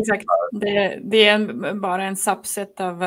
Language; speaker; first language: Swedish; non-native, fluent; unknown